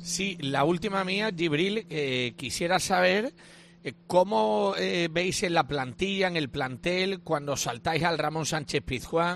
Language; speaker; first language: Spanish; native; Spanish